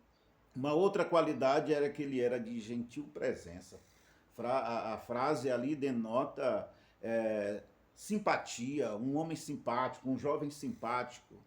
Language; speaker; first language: Portuguese; native; Portuguese